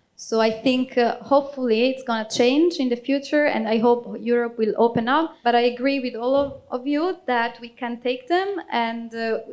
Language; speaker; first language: English; non-native, fluent; Italian